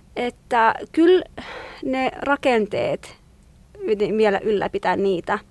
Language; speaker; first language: Finnish; non-native, fluent; Kurdish